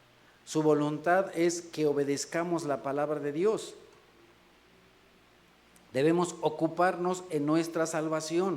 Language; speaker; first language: Spanish; native; Spanish